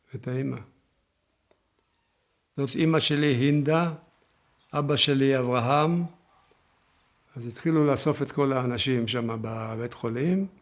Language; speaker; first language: Hebrew; early bilingual, other home language; Yiddish